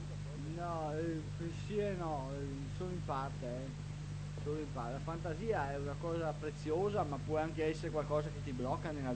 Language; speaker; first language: Italian; native; Italian